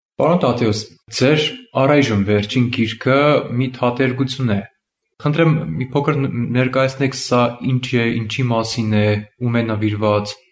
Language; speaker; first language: Armenian; native; Armenian